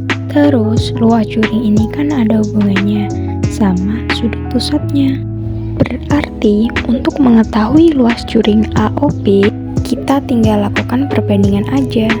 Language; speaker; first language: Indonesian; native; Indonesian